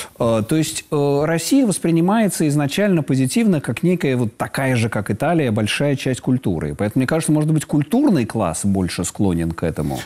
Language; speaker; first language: Russian; native; Russian